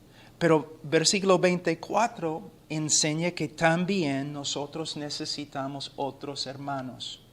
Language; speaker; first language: Spanish; non-native, fluent; English